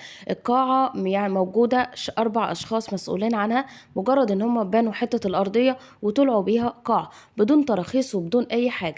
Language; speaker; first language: Arabic; native; Arabic